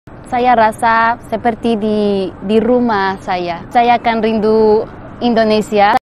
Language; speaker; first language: Indonesian; non-native, fluent; Spanish